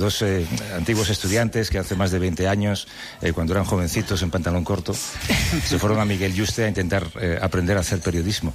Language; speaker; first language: Spanish; native; Spanish